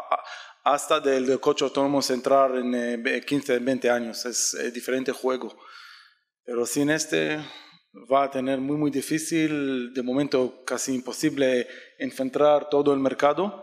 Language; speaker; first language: Spanish; non-native, learner; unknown